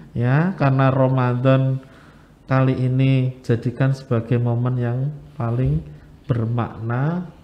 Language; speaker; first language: Indonesian; native; Indonesian